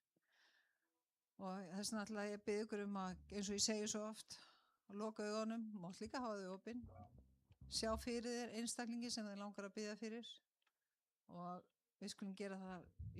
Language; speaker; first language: Icelandic; native; Icelandic